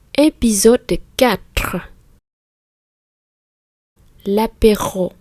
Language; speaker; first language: French; non-native, fluent; Vietnamese